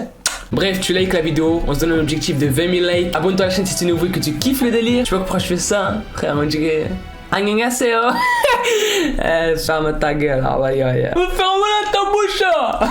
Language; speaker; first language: French; native; French